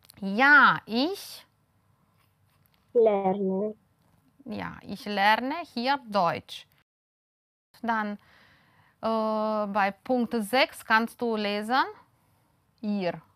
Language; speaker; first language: German; non-native, fluent; Romanian